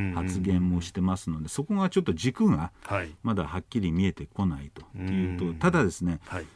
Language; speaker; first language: Japanese; non-native, fluent; English